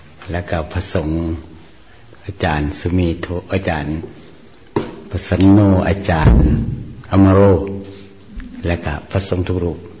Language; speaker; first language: Thai; native; Thai